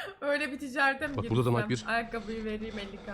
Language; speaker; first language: Turkish; native; Turkish